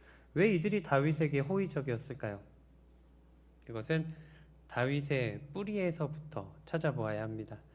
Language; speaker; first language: Korean; native; Korean